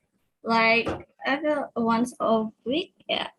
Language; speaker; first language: English; non-native, learner; Indonesian